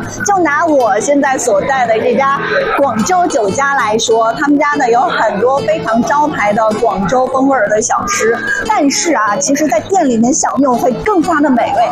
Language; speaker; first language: Chinese; native; Chinese